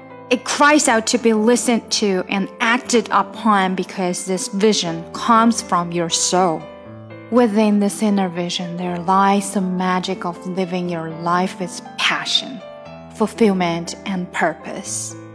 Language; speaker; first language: English; non-native, fluent; Chinese